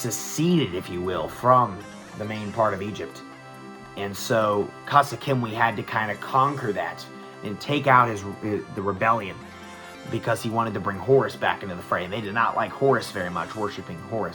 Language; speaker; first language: English; native; English